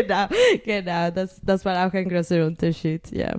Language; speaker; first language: German; early bilingual, other home language; Spanish